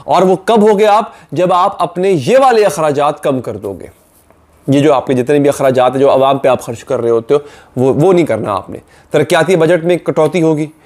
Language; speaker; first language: Urdu; native; Urdu